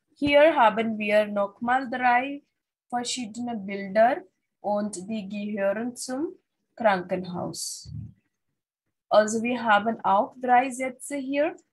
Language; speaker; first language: German; non-native, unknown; Hindi